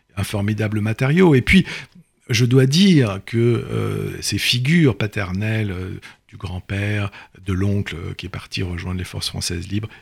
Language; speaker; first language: French; native; French